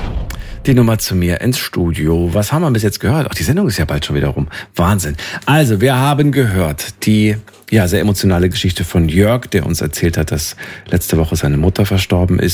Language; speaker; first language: German; native; German